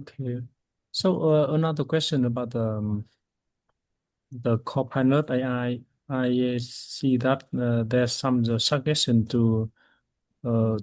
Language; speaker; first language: English; non-native, fluent; Vietnamese